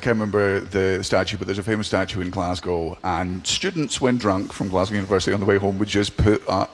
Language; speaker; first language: English; native; English